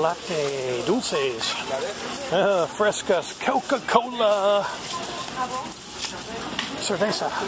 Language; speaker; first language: Spanish; non-native, learner; English